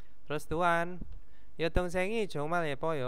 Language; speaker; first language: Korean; non-native, fluent; Indonesian